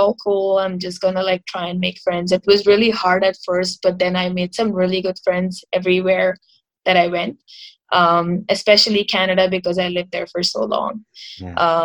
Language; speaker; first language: English; non-native, local second language; Marathi